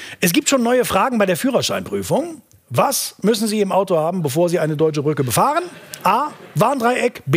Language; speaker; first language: German; native; German